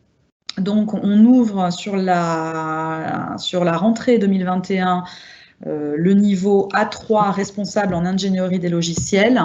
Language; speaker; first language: French; native; French